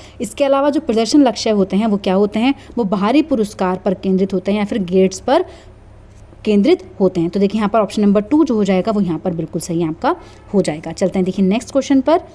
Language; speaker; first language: Hindi; native; Hindi